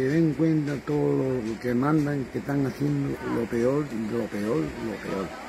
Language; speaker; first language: Spanish; native; Spanish